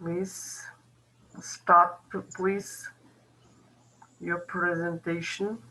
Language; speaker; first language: English; non-native, learner; Kazakh